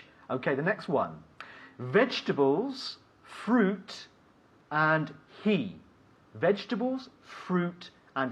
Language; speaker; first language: English; non-native, fluent; Spanish